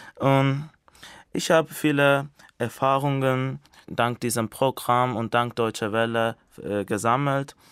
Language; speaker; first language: German; non-native, fluent; Azerbaijani